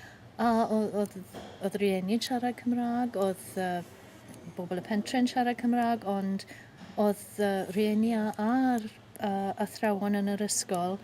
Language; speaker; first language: Welsh; non-native, local second language; English